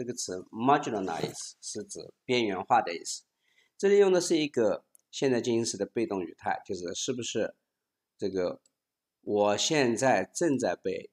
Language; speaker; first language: Chinese; native; Chinese